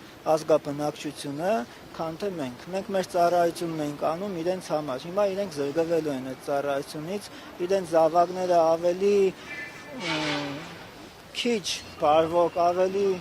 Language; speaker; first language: Armenian; native; Armenian